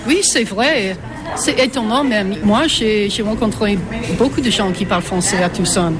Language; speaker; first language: French; non-native, fluent; English